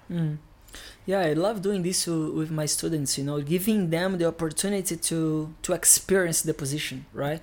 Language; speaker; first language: English; non-native, fluent; Portuguese